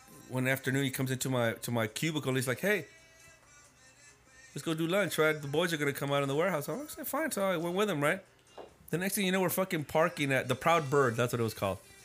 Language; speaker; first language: English; early bilingual, other home language; Spanish